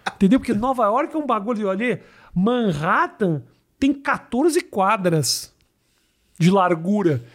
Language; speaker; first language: Portuguese; native; Portuguese